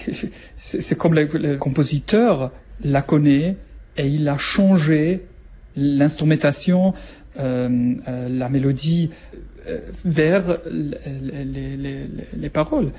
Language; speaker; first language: French; non-native, learner; German